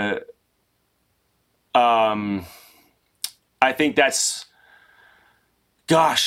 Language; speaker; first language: English; native; English